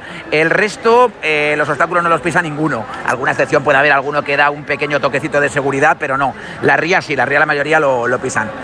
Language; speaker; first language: Spanish; native; Spanish